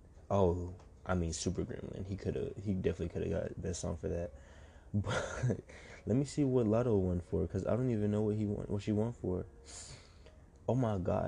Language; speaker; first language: English; native; English